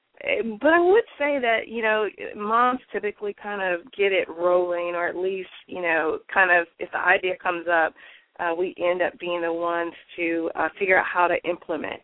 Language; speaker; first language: English; native; English